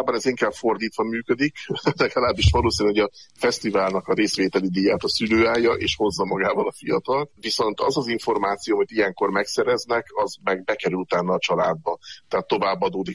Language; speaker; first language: Hungarian; native; Hungarian